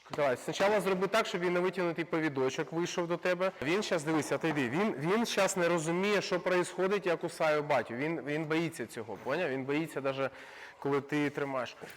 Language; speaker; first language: Ukrainian; non-native, local second language; Russian